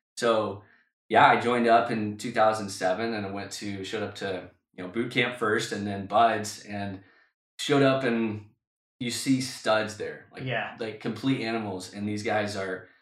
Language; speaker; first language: English; native; English